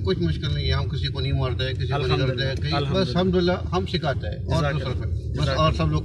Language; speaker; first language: Hindi; non-native, learner; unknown